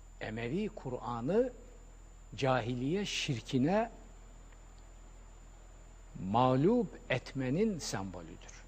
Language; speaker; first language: Turkish; native; Turkish